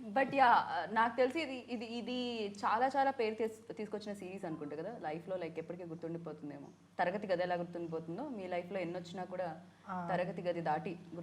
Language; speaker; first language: Telugu; native; Telugu